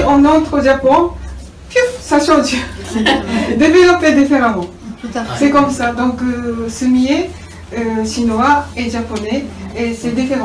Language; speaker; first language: French; non-native, learner; Japanese